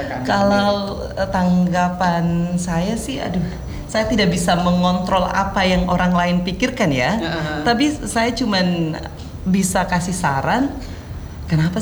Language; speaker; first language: Indonesian; non-native, local second language; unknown